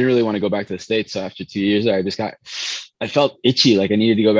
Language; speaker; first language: English; early bilingual, other home language; Spanish